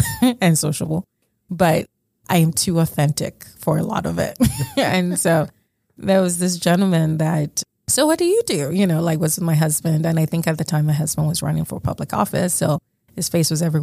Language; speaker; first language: English; early bilingual, other home language; Yoruba